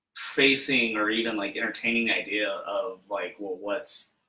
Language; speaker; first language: English; native; English